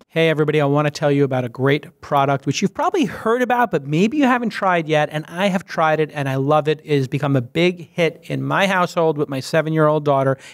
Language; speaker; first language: English; native; English